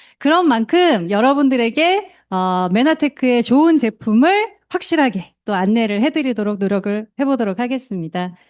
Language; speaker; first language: Korean; native; Korean